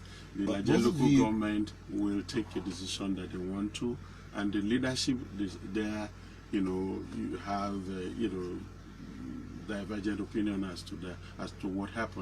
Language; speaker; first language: English; non-native, local second language; Yoruba